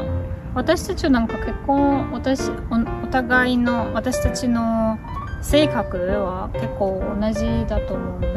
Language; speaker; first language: Japanese; non-native, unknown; Russian